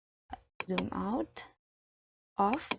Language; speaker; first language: English; non-native, learner; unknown